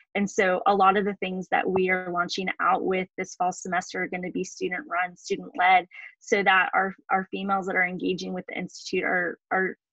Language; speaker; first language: English; native; English